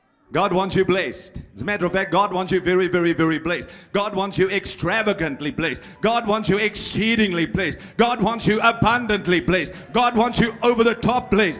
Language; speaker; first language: English; non-native, local second language; Afrikaans